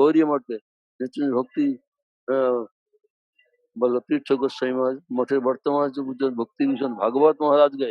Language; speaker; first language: Hindi; non-native, local second language; Bangla